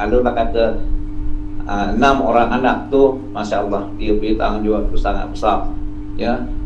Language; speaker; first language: Malay; native; Malay